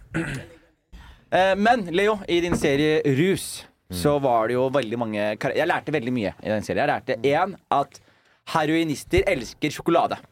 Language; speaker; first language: Norwegian; early bilingual, other home language; Somali